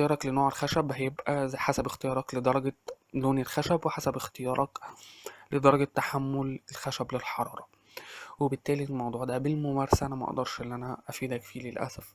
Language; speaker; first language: Arabic; native; Arabic